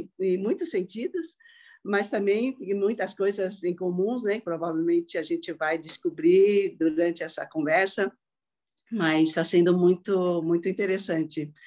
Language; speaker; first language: Portuguese; early bilingual, other home language; Cantonese